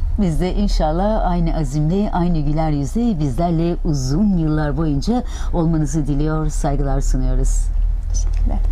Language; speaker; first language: Turkish; native; Turkish